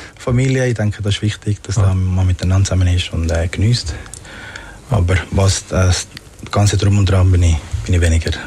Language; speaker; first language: German; non-native, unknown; Spanish